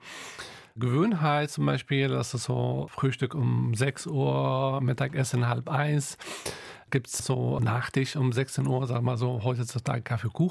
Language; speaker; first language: German; non-native, local second language; Arabic